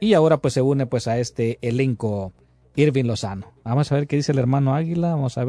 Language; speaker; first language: Spanish; native; Spanish